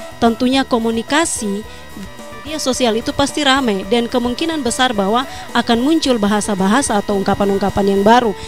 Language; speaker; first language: Indonesian; non-native, local second language; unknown